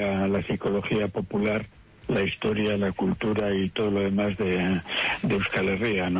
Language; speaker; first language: Spanish; native; Spanish